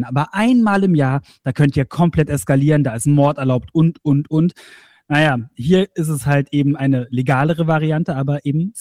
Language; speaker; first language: German; native; German